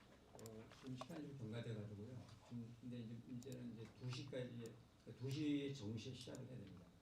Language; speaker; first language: Korean; native; Korean